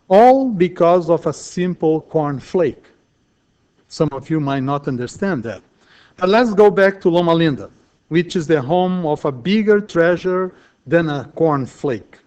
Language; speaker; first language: English; non-native, fluent; Portuguese